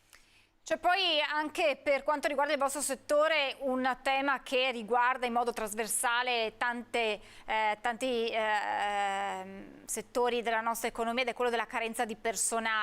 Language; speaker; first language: Italian; native; Italian